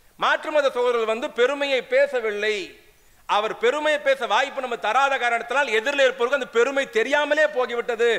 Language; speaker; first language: Tamil; non-native, local second language; Urdu